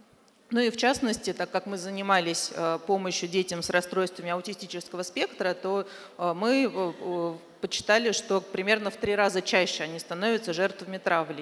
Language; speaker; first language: Russian; native; Russian